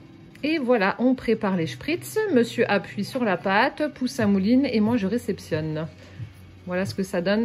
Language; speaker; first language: French; native; French